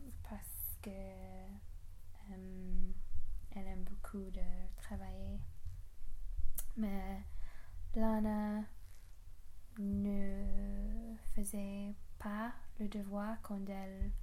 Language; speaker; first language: French; non-native, learner; English